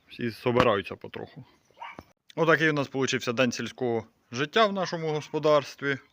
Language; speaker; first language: Ukrainian; native; Ukrainian